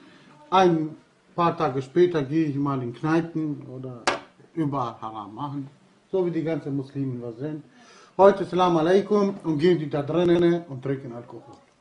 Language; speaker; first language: German; early bilingual, other home language; Albanian